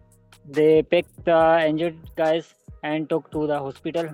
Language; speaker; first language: English; non-native, learner; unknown